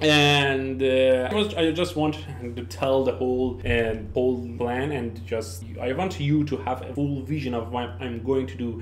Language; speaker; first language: English; non-native, learner; Persian